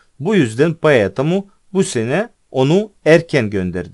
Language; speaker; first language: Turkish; non-native, fluent; Russian